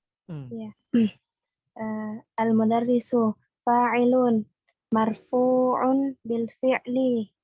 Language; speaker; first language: Arabic; non-native, learner; Indonesian